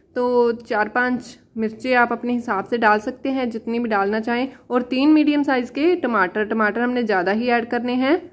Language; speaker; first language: Hindi; non-native, local second language; Punjabi